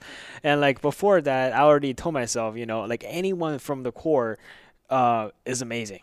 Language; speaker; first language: English; non-native, fluent; Chinese